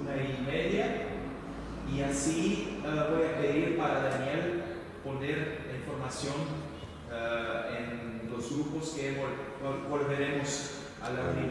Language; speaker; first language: Spanish; non-native, fluent; Portuguese